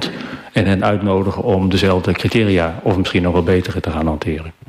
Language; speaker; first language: Dutch; native; Dutch